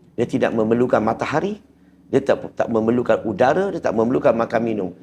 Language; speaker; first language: Malay; non-native, local second language; Chinese